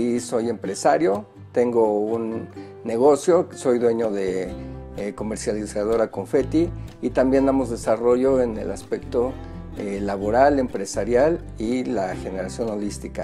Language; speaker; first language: Spanish; native; Spanish